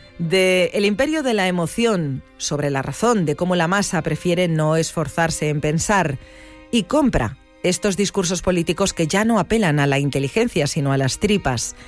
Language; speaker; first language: Spanish; native; Spanish